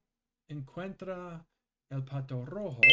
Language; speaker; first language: Spanish; non-native, learner; English